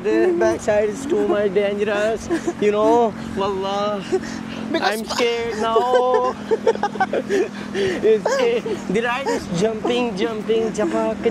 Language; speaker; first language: English; non-native, learner; Urdu